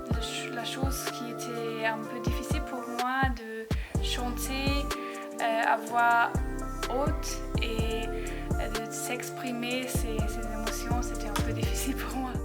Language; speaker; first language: French; non-native, learner; German